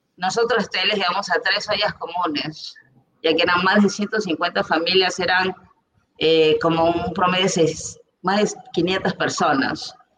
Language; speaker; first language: Spanish; native; Spanish